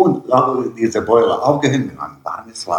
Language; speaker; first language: German; non-native, learner; Bosnian